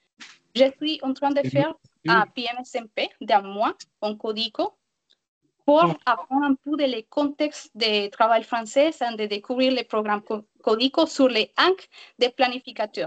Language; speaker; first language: French; non-native, learner; Spanish